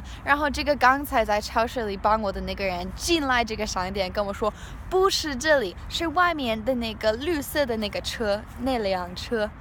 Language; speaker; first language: Chinese; non-native, learner; English